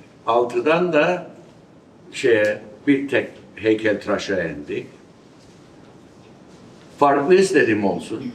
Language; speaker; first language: Turkish; early bilingual, heritage; Turkish